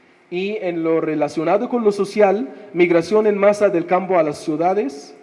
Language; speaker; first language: Spanish; non-native, fluent; Arabic